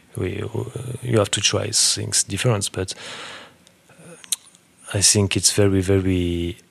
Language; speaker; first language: English; non-native, learner; French